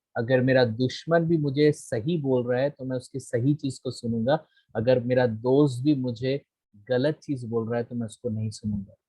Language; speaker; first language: Hindi; non-native, local second language; Bangla